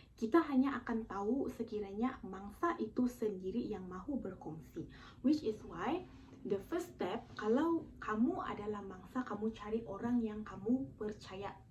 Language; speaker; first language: Malay; native; Malay